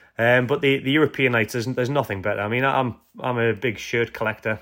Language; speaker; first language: English; native; English